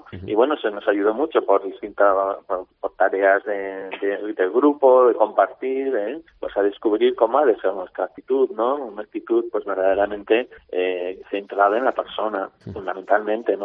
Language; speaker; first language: Spanish; native; Spanish